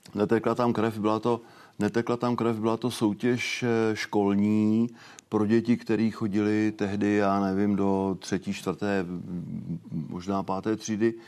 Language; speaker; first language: Czech; native; Czech